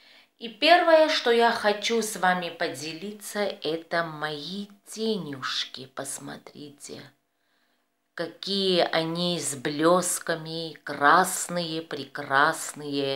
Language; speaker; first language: Russian; non-native, fluent; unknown